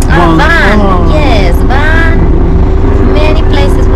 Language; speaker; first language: English; non-native, fluent; Spanish